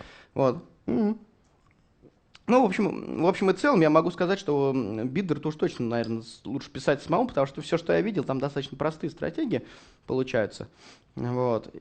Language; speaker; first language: Russian; native; Russian